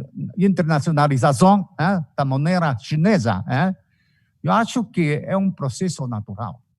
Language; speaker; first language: Portuguese; non-native, fluent; Chinese